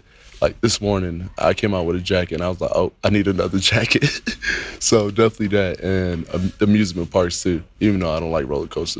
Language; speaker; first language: English; native; English